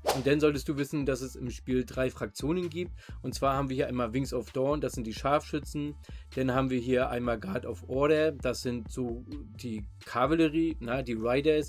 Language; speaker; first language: German; native; German